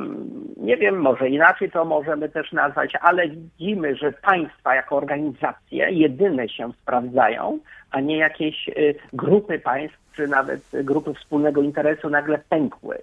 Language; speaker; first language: Polish; native; Polish